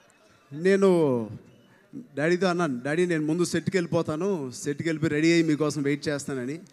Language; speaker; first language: Telugu; native; Telugu